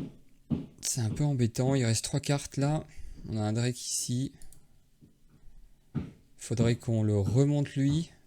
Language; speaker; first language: French; native; French